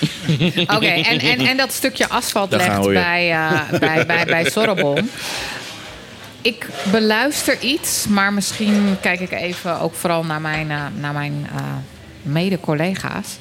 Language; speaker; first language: Dutch; native; Dutch